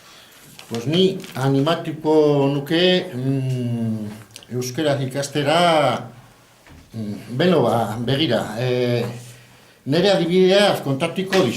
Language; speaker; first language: Basque; non-native, learner; Spanish